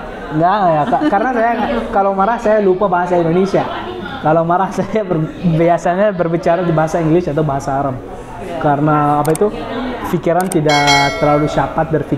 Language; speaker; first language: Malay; non-native, learner; Arabic